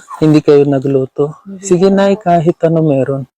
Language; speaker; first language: Filipino; non-native, learner; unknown